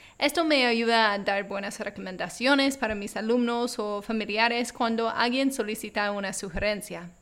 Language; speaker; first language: Spanish; non-native, fluent; English